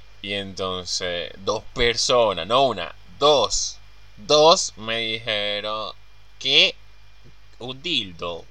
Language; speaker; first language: Spanish; native; Spanish